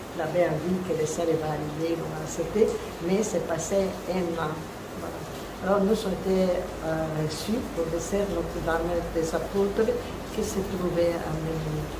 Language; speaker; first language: French; non-native, fluent; Italian